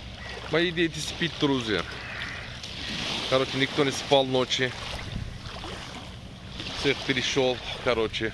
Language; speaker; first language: Russian; non-native, learner; Turkish